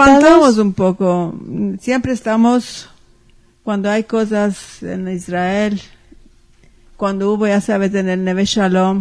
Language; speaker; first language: Spanish; early bilingual, heritage; Ladino